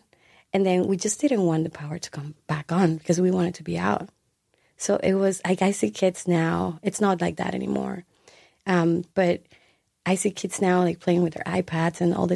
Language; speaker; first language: English; non-native, fluent; Spanish